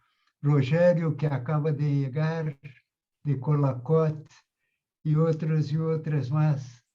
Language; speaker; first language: Spanish; non-native, fluent; Portuguese